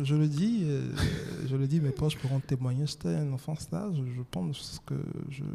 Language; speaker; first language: French; non-native, local second language; Baoulé